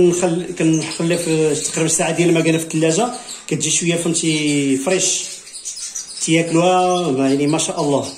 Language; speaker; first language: Arabic; native; Arabic